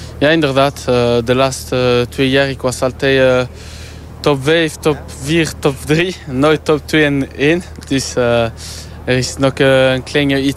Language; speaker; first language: Dutch; non-native, learner; French